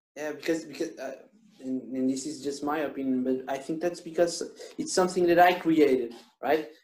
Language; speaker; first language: English; non-native, fluent; Portuguese